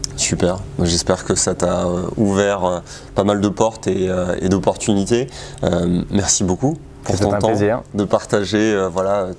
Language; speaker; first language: French; native; French